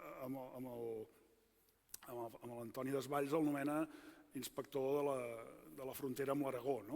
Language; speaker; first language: Catalan; native; Catalan